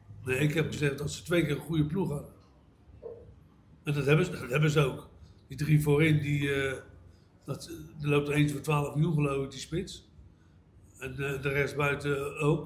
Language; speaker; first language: Dutch; native; Dutch